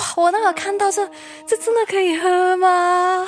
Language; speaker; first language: Chinese; non-native, local second language; Cantonese